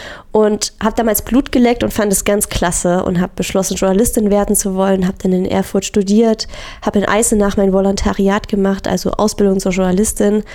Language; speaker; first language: German; native; German